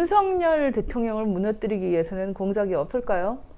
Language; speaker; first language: Korean; native; Korean